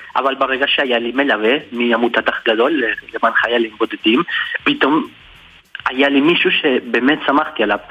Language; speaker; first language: Hebrew; non-native, fluent; Spanish